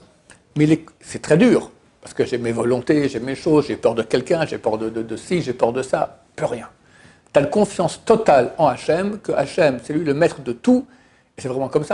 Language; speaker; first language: French; native; French